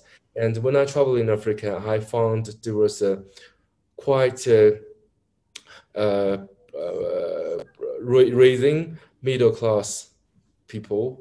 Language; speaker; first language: English; non-native, learner; Chinese